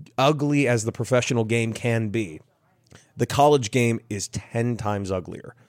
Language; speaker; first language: English; native; English